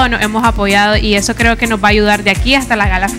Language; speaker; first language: Spanish; native; Spanish